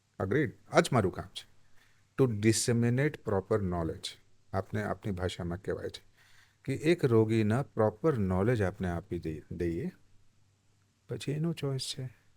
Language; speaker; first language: Gujarati; non-native, local second language; Hindi